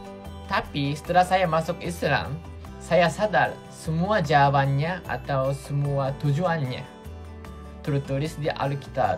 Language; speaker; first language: Indonesian; non-native, fluent; Japanese